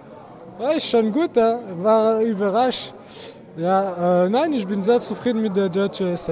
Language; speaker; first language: German; non-native, learner; French